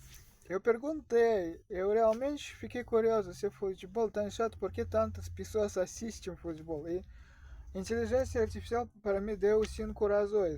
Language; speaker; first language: Portuguese; non-native, learner; Russian